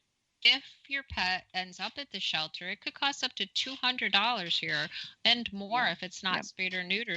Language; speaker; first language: English; native; English